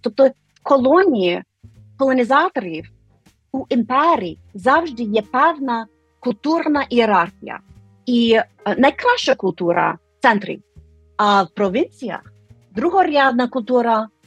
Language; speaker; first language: Ukrainian; non-native, fluent; English